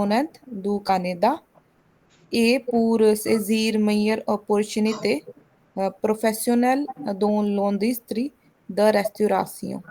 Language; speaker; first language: French; non-native, learner; Hindi